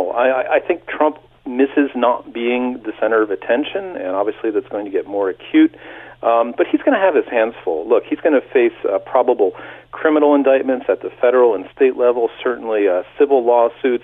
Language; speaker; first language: English; native; English